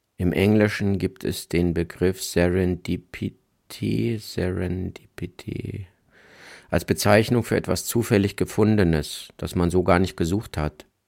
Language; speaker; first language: German; native; German